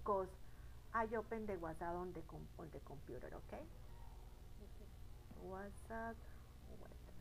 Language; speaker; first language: English; non-native, learner; Spanish